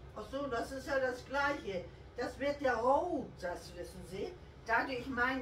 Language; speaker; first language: German; native; German